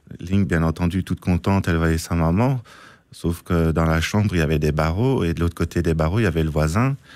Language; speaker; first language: French; native; French